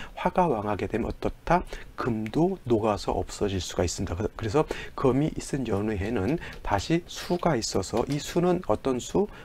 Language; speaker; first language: Korean; native; Korean